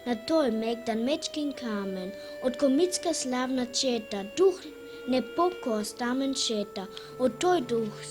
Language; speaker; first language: Macedonian; early bilingual, heritage; Macedonian